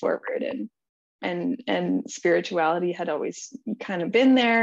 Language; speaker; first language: English; native; English